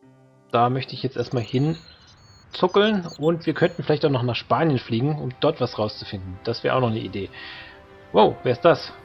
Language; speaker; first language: German; native; German